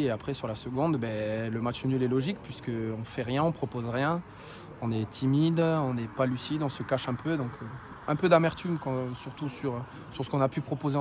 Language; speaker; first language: French; native; French